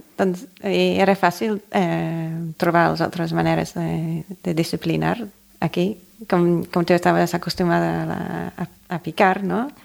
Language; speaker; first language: Catalan; non-native, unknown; English